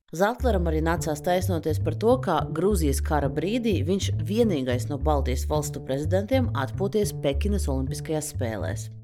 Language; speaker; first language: Latvian; native; Latvian